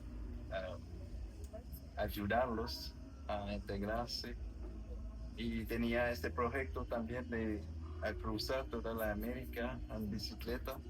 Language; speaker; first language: Spanish; non-native, learner; French